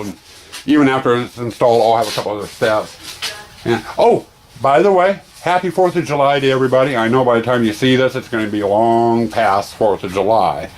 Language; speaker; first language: English; native; English